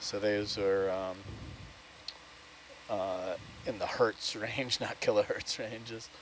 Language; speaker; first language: English; native; English